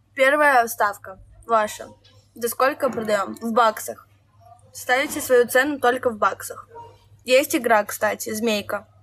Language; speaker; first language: Russian; native; Russian